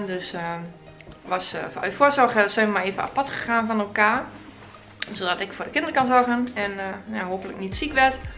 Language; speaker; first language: Dutch; native; Dutch